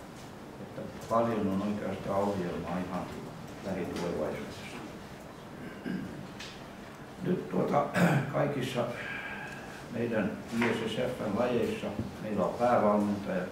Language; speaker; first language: Finnish; native; Finnish